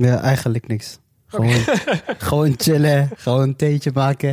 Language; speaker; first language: Dutch; non-native, local second language; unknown